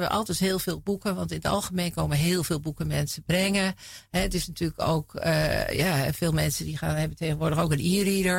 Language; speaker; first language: Dutch; native; Dutch